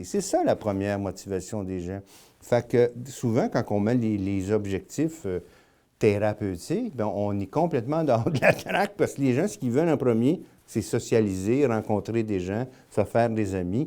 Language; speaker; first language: French; native; French